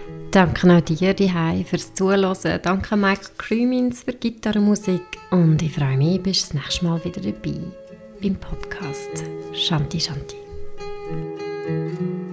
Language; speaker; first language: German; native; German